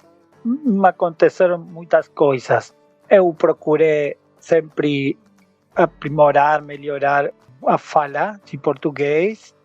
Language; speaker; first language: Portuguese; non-native, learner; Spanish